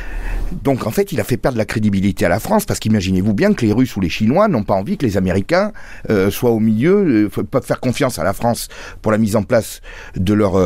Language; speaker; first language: French; native; French